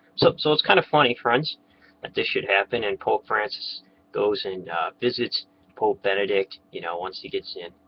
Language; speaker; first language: English; native; English